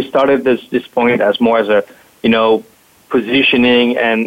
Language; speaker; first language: English; non-native, fluent; French